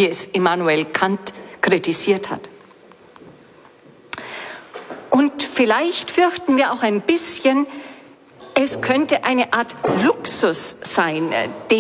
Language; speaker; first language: German; native; German